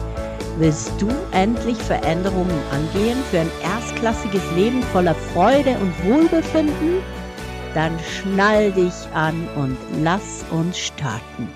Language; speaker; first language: German; native; German